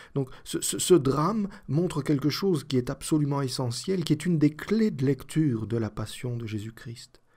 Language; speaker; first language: French; native; French